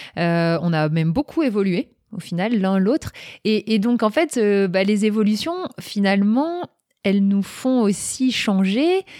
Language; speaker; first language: French; native; French